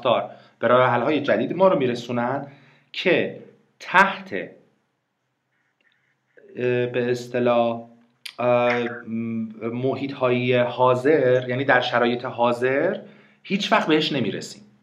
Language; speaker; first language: Persian; native; Persian